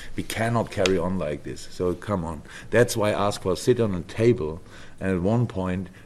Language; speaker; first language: English; non-native, fluent; German